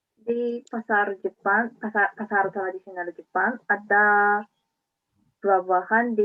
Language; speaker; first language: Indonesian; non-native, learner; Japanese